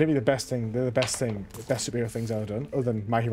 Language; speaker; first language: English; native; English